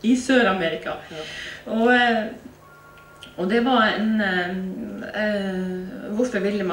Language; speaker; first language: Norwegian; native; Norwegian